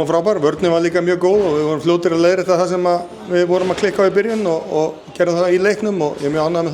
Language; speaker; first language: Icelandic; native; Icelandic